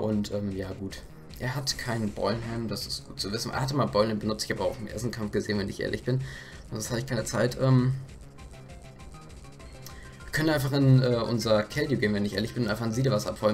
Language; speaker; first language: German; native; German